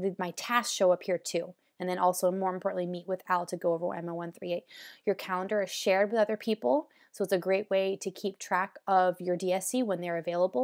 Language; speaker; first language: English; native; English